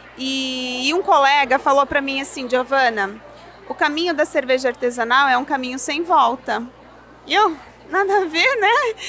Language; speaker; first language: Portuguese; non-native, local second language; German